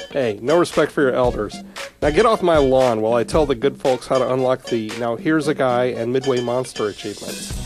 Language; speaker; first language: English; native; English